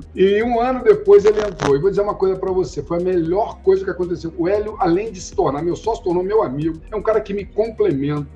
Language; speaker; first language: Portuguese; native; Portuguese